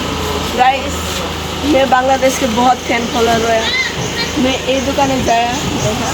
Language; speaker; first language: Hindi; non-native, learner; Bangla